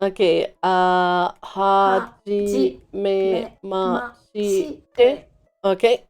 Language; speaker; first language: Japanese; non-native, learner; German